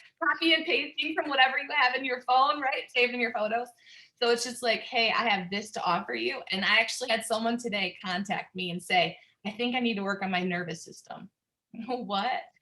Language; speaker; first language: English; native; English